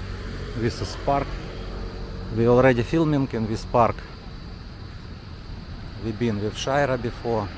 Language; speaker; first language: English; non-native, learner; Russian